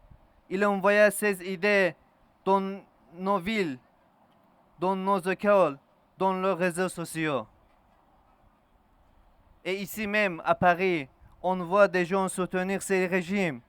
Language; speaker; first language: French; non-native, learner; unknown